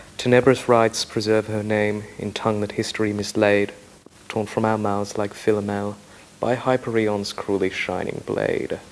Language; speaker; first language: English; native; English